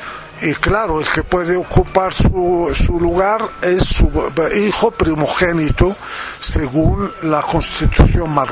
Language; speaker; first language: Spanish; non-native, fluent; Arabic